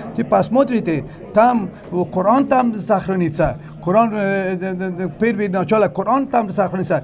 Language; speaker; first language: Russian; non-native, learner; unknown